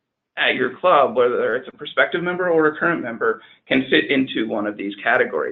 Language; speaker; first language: English; native; English